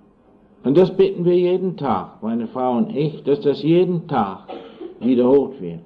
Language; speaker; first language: German; non-native, fluent; English